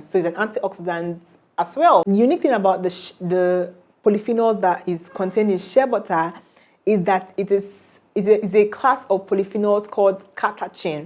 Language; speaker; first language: English; non-native, local second language; Igbo